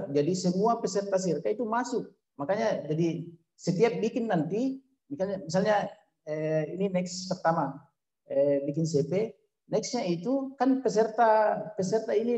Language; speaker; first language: Indonesian; native; Indonesian